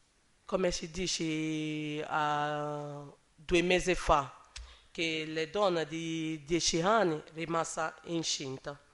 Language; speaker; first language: Italian; non-native, learner; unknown